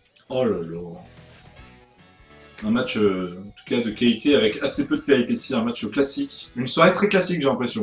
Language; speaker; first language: French; native; French